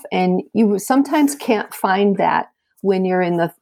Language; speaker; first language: English; native; English